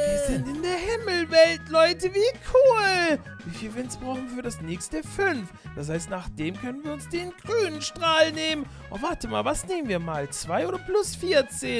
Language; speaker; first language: German; native; German